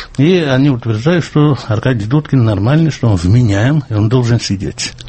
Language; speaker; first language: Russian; non-native, local second language; Georgian